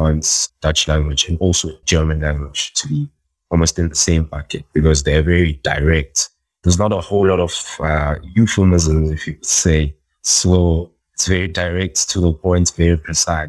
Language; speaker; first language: English; non-native, local second language; Xhosa